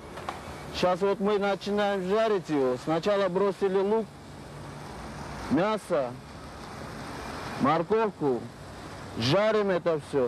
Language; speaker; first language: Russian; non-native, local second language; Uzbek